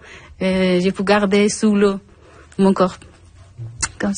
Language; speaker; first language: French; non-native, learner; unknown